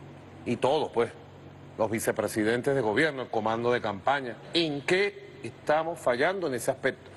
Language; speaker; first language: Spanish; native; Spanish